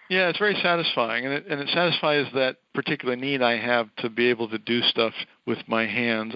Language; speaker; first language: English; native; English